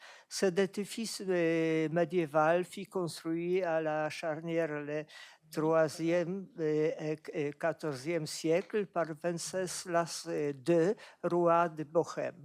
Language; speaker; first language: French; non-native, fluent; Polish